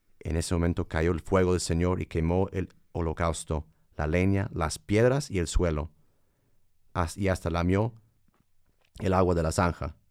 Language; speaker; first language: Spanish; non-native, fluent; English